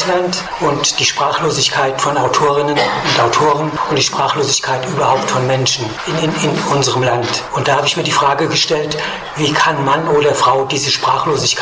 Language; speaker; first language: German; native; German